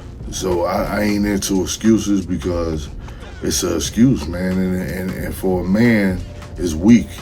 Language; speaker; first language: English; native; English